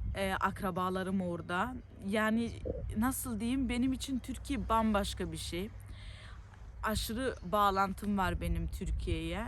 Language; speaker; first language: Turkish; early bilingual, heritage; Turkish